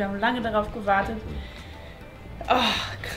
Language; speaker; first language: German; native; German